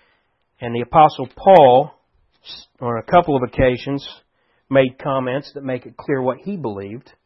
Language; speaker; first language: English; native; English